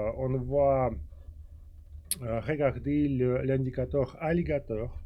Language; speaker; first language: French; non-native, fluent; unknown